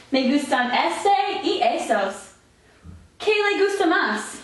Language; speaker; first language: Spanish; non-native, learner; English